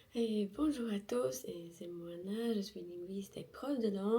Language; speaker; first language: French; non-native, learner; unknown